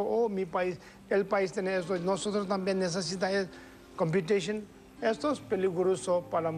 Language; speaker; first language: Spanish; non-native, learner; Tibetan